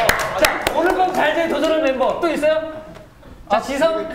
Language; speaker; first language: Korean; native; Korean